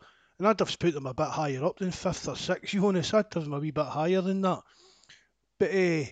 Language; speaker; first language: English; native; English